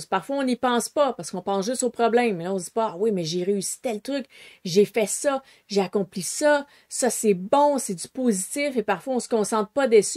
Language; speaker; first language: French; native; French